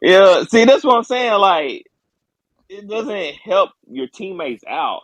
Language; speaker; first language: English; native; English